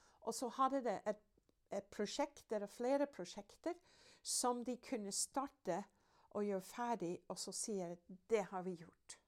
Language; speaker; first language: Norwegian; non-native, fluent; English